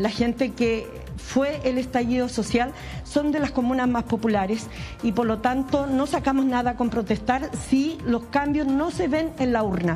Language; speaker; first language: Spanish; native; Spanish